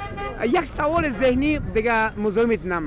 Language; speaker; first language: Persian; native; Persian